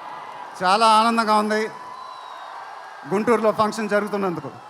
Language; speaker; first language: Telugu; native; Telugu